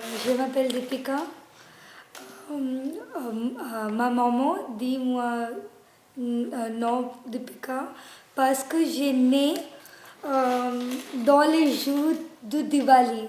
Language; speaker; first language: French; non-native, learner; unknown